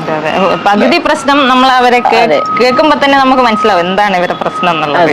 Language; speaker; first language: Malayalam; native; Malayalam